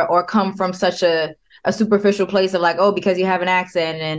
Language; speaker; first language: English; native; English